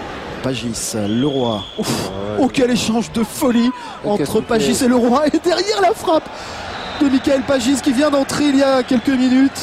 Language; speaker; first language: French; native; French